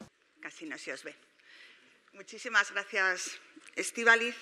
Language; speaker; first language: Spanish; native; Spanish